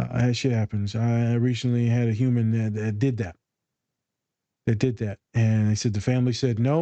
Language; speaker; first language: English; native; English